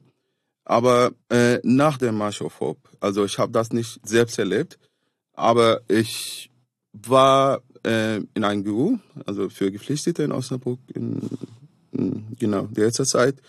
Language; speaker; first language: German; non-native, fluent; Arabic